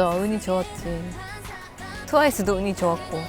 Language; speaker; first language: Korean; non-native, fluent; Japanese